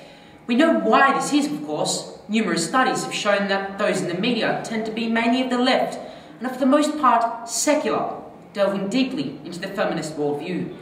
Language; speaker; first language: English; native; English